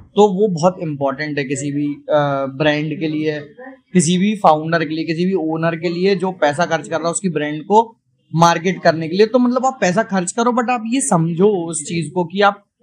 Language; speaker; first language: Hindi; native; Hindi